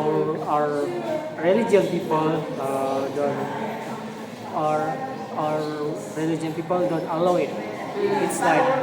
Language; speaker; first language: English; non-native, learner; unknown